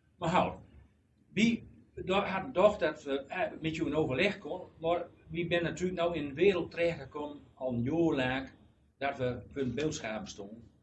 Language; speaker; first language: Dutch; native; Dutch